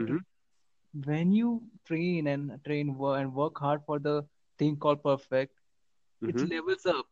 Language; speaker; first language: English; non-native, local second language; Marathi